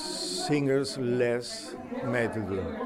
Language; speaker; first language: Dutch; non-native, learner; Spanish